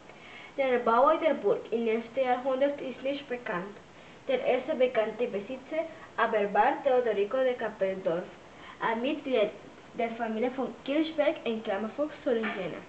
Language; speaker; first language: German; non-native, learner; Spanish